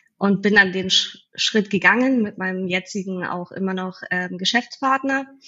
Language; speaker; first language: German; native; German